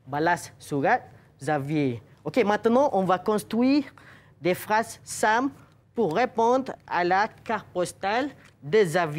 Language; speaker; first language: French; non-native, fluent; Malay